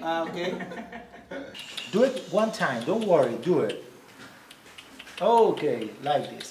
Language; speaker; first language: English; non-native, learner; Spanish